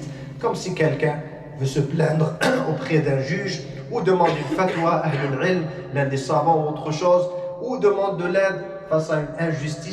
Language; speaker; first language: French; non-native, local second language; Arabic